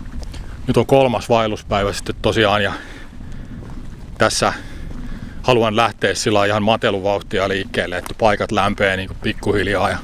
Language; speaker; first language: Finnish; native; Finnish